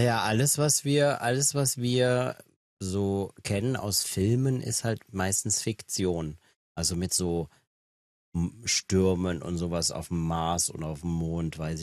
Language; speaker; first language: German; native; German